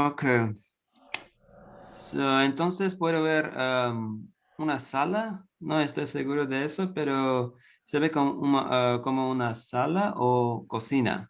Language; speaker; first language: Spanish; non-native, learner; English